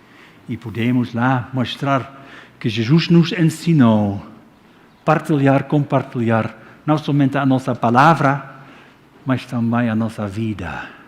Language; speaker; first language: Portuguese; non-native, fluent; Dutch